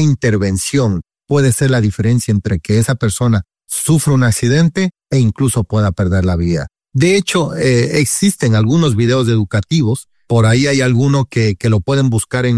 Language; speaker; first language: Spanish; native; Spanish